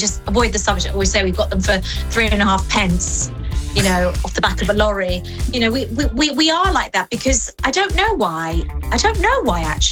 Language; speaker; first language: English; early bilingual, other home language; Greek